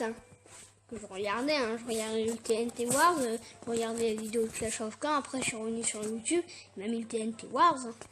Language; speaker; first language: French; native; French